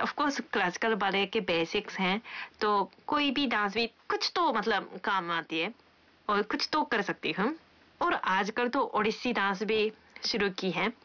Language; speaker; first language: Hindi; non-native, fluent; Japanese